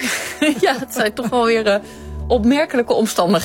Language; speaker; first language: Dutch; native; Dutch